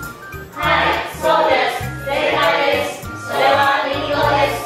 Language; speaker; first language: Japanese; non-native, learner; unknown